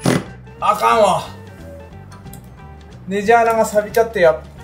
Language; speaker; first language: Japanese; native; Japanese